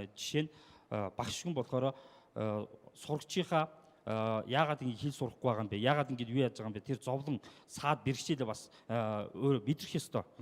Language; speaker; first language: Mongolian; non-native, local second language; Kazakh